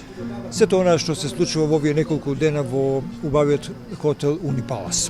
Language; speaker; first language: Macedonian; native; Macedonian